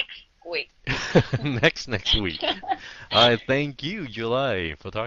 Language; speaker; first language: English; early bilingual, heritage; Vietnamese